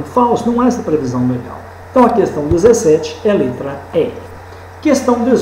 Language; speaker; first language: Portuguese; native; Portuguese